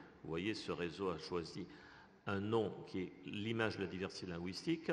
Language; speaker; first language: French; native; French